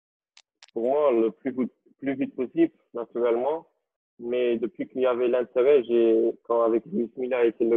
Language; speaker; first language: French; non-native, local second language; Dutch